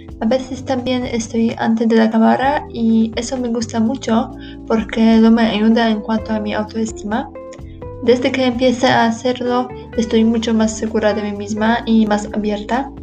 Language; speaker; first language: Spanish; non-native, learner; Polish